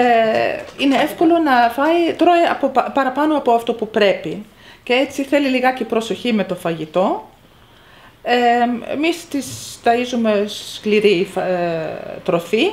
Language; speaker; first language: Greek; non-native, fluent; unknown